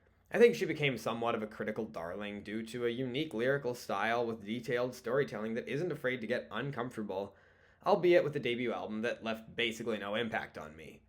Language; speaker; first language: English; native; English